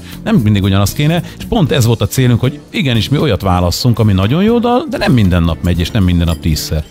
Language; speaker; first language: Hungarian; native; Hungarian